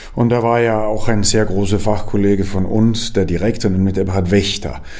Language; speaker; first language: German; non-native, fluent; Danish